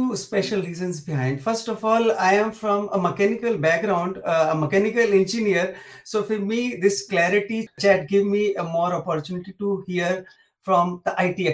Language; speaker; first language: English; non-native, local second language; Hindi